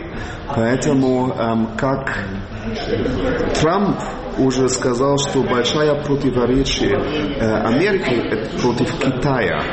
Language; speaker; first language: Russian; non-native, fluent; German